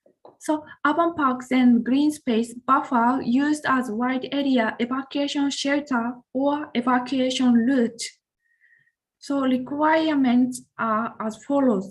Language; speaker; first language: English; non-native, learner; Japanese